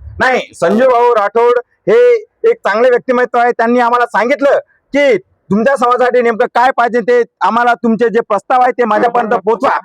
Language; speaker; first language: Marathi; non-native, local second language; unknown